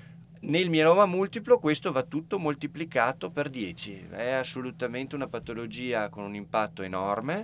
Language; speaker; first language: Italian; native; Italian